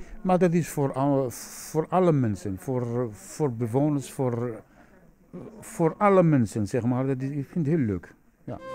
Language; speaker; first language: Dutch; non-native, fluent; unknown